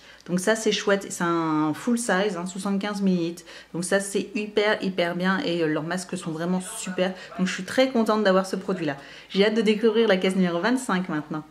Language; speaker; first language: French; native; French